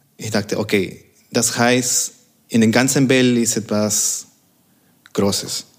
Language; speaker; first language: German; non-native, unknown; Spanish